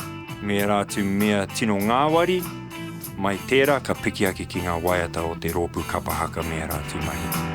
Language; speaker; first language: Māori; non-native, local second language; English